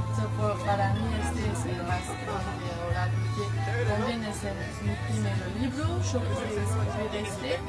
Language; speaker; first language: Spanish; non-native, learner; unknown